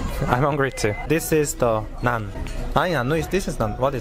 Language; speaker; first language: English; non-native, learner; Korean